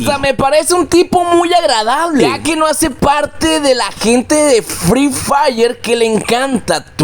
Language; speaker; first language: Spanish; native; Spanish